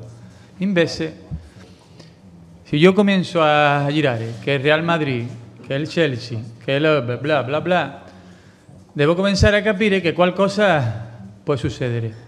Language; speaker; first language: Italian; non-native, fluent; Spanish